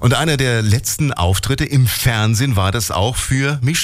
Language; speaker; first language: German; native; German